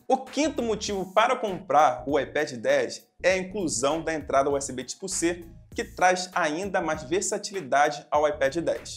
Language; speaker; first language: Portuguese; native; Portuguese